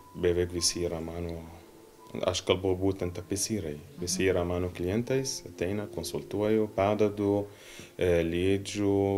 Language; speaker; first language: Lithuanian; non-native, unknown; Arabic